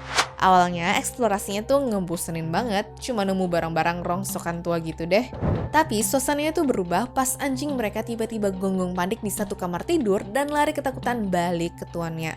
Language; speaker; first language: Indonesian; native; Indonesian